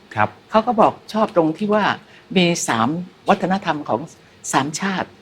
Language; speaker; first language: Thai; native; Thai